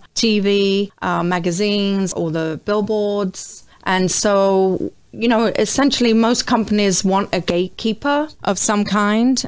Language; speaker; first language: English; native; English